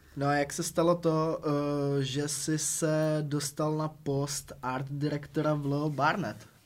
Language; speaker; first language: Czech; native; Czech